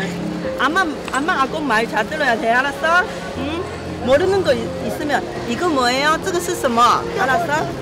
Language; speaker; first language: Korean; non-native, learner; Chinese